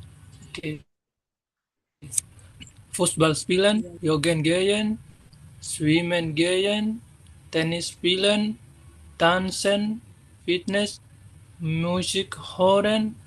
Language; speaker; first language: German; non-native, learner; Indonesian